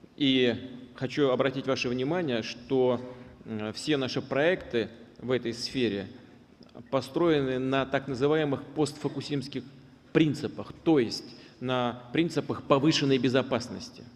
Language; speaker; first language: Russian; native; Russian